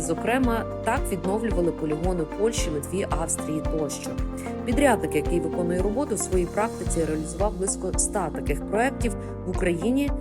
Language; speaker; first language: Ukrainian; native; Ukrainian